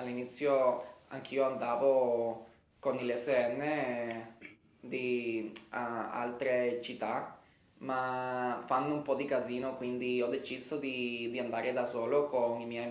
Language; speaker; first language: Italian; non-native, learner; Spanish